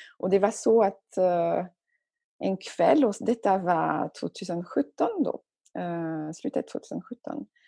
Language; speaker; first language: Swedish; non-native, fluent; French